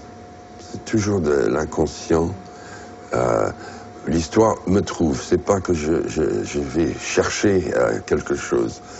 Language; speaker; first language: French; non-native, fluent; English